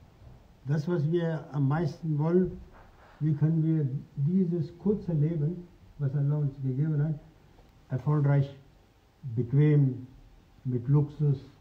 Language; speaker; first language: German; non-native, fluent; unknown